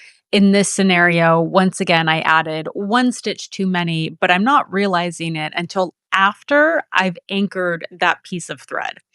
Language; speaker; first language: English; native; English